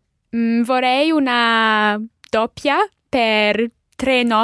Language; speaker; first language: Italian; non-native, learner; English